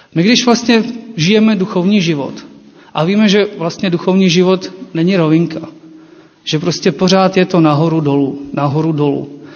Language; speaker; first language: Czech; non-native, fluent; Ukrainian